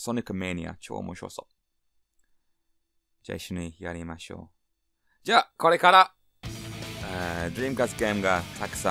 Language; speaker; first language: Japanese; non-native, learner; English